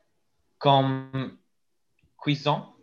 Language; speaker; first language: French; non-native, learner; Spanish